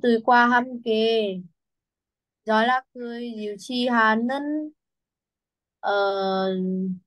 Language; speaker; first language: Korean; non-native, learner; Vietnamese